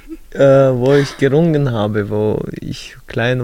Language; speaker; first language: German; early bilingual, other home language; Chechen